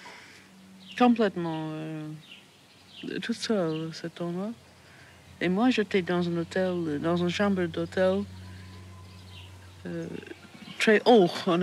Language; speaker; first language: French; non-native, fluent; English